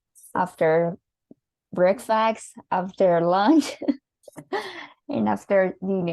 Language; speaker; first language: English; non-native, learner; Spanish